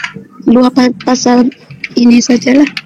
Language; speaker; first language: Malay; non-native, local second language; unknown